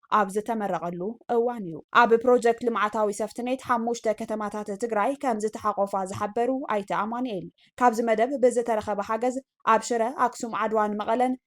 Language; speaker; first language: Tigrinya; native; Tigrinya